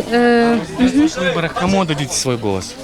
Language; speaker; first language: Russian; native; Russian